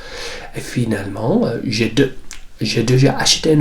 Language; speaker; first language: French; non-native, fluent; English